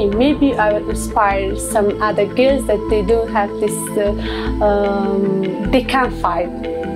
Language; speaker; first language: English; non-native, local second language; Persian